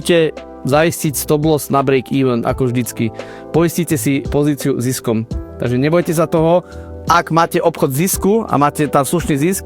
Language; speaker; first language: Slovak; native; Slovak